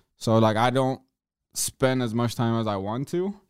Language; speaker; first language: English; early bilingual, other home language; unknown